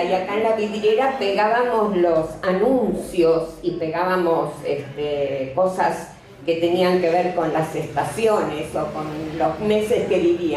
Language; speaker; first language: Spanish; native; Spanish